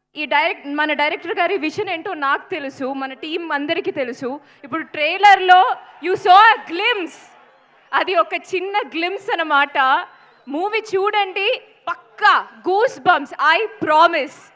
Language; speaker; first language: Telugu; non-native, fluent; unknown